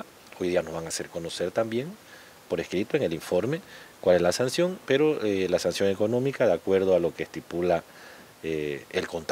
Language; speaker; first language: Spanish; native; Spanish